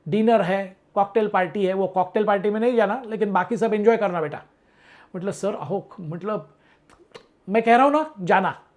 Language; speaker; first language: Hindi; non-native, local second language; Marathi